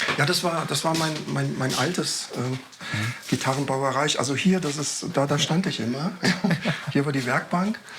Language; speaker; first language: German; early bilingual, other home language; Croatian